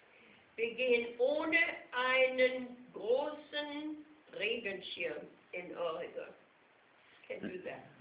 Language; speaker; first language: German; non-native, fluent; English